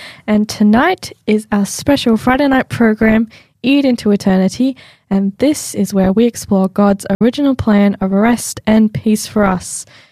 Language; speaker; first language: English; native; English